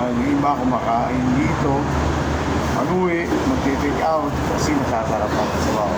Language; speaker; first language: Filipino; non-native, local second language; Iloko